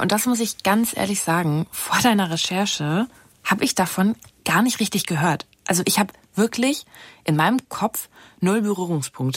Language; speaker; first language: German; native; German